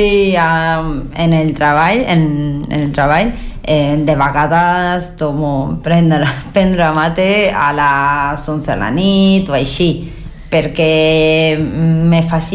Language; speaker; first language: Catalan; non-native, learner; Spanish